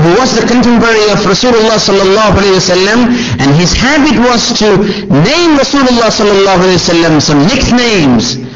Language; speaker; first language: English; non-native, local second language; Malayalam